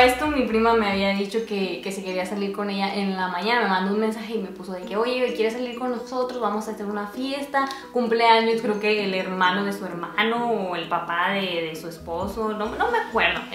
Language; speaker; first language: Spanish; native; Spanish